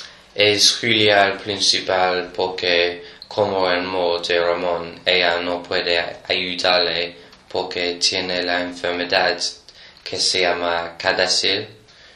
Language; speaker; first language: Spanish; non-native, learner; English